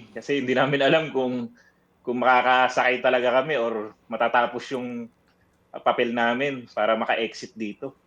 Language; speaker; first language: Filipino; native; Filipino